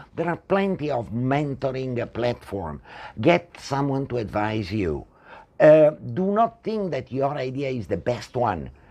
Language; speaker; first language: English; non-native, fluent; Italian